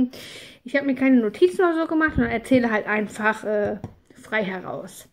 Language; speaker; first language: German; native; German